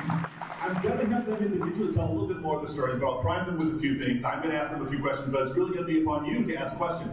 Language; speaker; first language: English; native; English